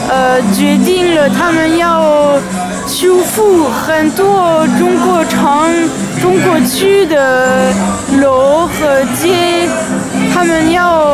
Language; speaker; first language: Chinese; non-native, fluent; French